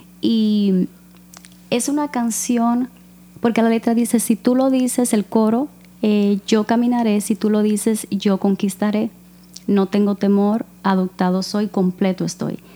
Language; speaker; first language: Spanish; native; Spanish